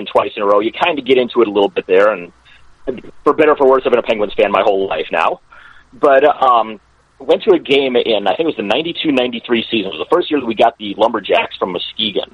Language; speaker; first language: English; native; English